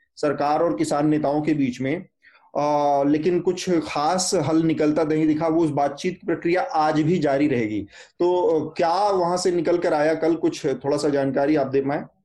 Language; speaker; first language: Hindi; native; Hindi